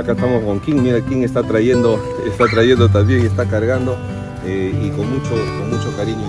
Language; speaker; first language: Spanish; native; Spanish